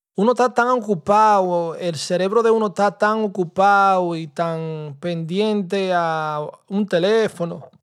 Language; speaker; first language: Spanish; early bilingual, heritage; Spanish